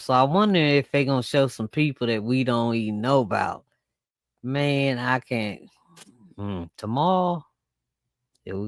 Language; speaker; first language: English; native; English